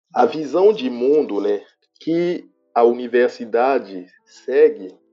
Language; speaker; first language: Portuguese; non-native, fluent; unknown